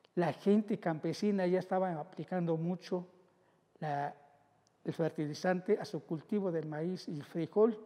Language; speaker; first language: Spanish; non-native, local second language; Zapotec